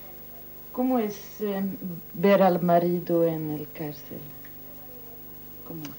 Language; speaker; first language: Spanish; non-native, fluent; Swedish